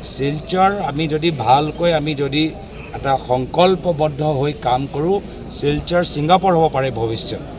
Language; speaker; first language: Assamese; native; Assamese